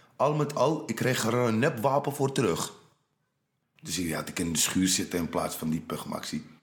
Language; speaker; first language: Dutch; early bilingual, other home language; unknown